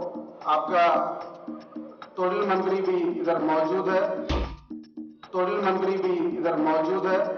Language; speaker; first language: Hindi; non-native, local second language; Malayalam